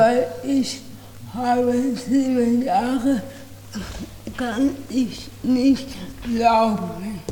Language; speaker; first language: German; non-native, learner; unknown